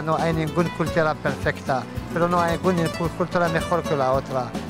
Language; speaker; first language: Spanish; non-native, fluent; Arabic